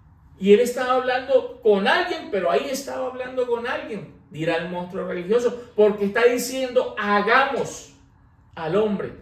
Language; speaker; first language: Spanish; native; Spanish